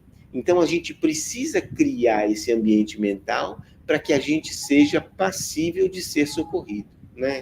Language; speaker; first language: Portuguese; native; Portuguese